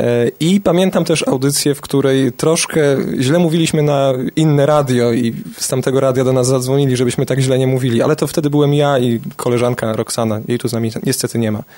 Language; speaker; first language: Polish; native; Polish